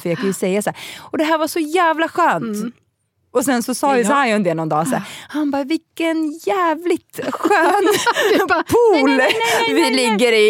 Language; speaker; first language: Swedish; native; Swedish